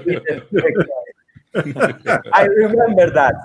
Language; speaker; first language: English; non-native, learner; Spanish